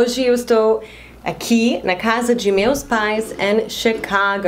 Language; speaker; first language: Portuguese; non-native, fluent; English